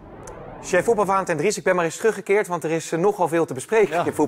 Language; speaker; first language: Dutch; native; Dutch